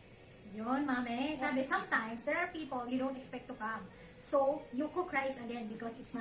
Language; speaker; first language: English; non-native, local second language; Filipino